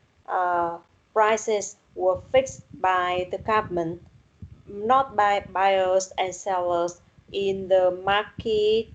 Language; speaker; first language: English; non-native, learner; Vietnamese